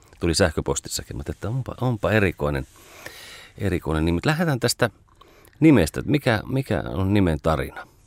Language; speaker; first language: Finnish; native; Finnish